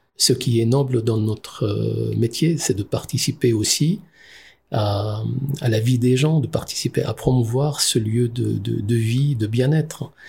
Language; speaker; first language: French; non-native, local second language; Arabic